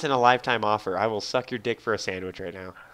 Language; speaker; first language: English; native; English